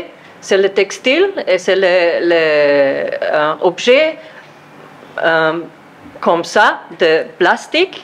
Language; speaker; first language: French; non-native, learner; German